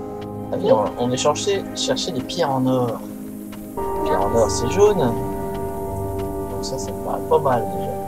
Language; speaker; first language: French; native; French